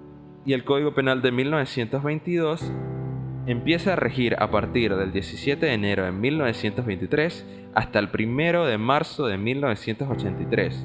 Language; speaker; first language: Spanish; native; Spanish